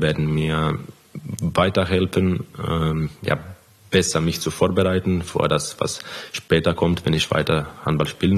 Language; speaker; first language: German; non-native, fluent; Croatian